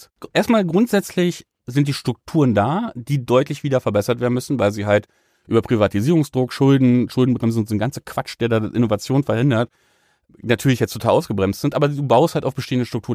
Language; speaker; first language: German; native; German